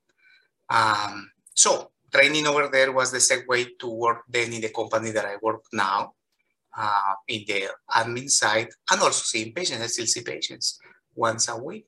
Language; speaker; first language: English; non-native, fluent; Spanish